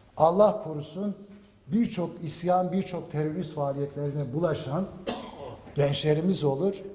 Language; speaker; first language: Turkish; native; Turkish